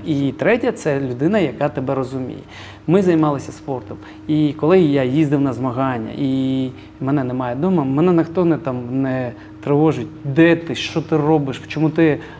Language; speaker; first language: Ukrainian; early bilingual, other home language; Georgian